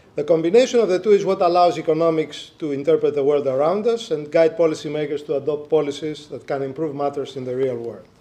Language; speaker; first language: English; non-native, fluent; Greek